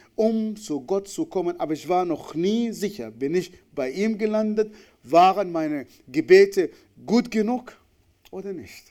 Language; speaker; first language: German; non-native, fluent; Arabic